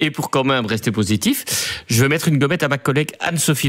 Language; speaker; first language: French; native; French